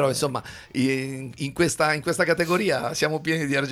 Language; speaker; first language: Italian; native; Italian